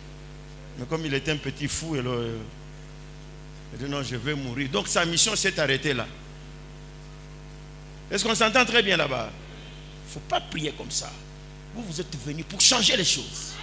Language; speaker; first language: French; non-native, local second language; Lingala